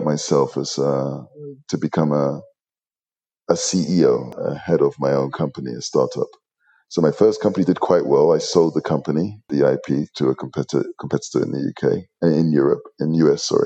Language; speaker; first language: English; native; English